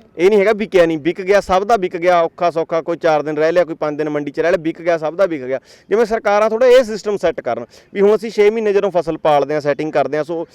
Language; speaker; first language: Punjabi; native; Punjabi